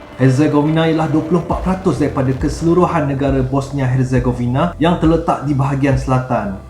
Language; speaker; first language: Malay; native; Malay